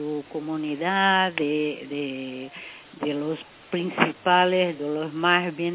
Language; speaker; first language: Spanish; non-native, fluent; Portuguese